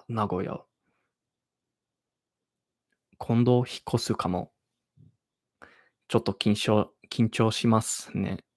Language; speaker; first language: Japanese; non-native, learner; English